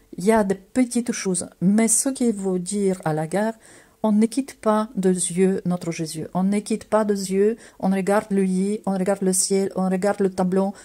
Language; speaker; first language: French; non-native, fluent; Russian